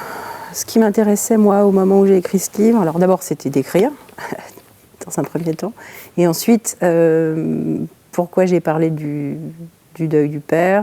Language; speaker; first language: French; native; French